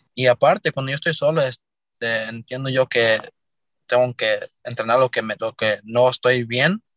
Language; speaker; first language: Spanish; early bilingual, heritage; Spanish